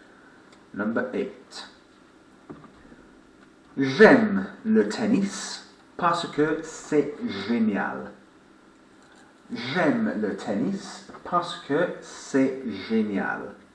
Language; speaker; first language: French; non-native, fluent; English